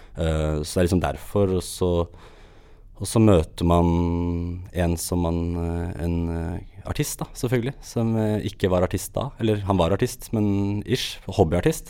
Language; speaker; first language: Norwegian; early bilingual, other home language; Arabic